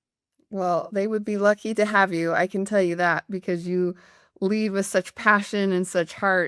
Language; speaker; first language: English; native; English